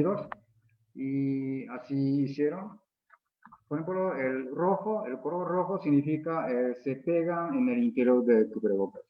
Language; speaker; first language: Spanish; non-native, fluent; Japanese